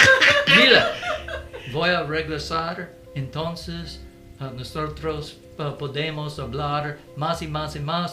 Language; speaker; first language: Spanish; non-native, learner; English